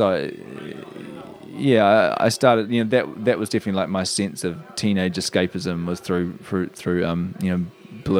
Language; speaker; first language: English; native; English